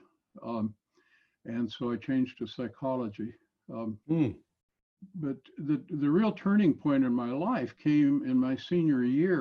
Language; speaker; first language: English; native; English